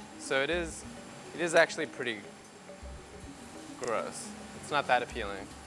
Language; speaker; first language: English; native; English